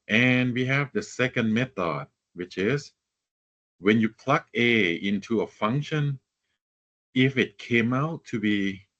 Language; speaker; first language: English; non-native, fluent; Thai